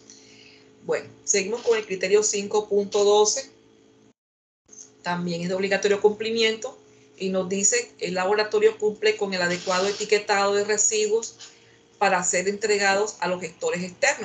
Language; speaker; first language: Spanish; native; Spanish